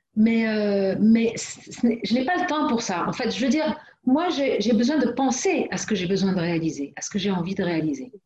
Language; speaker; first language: French; non-native, local second language; Arabic